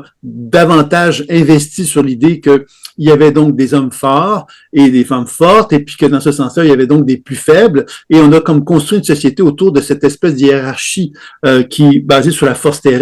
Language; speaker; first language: French; native; French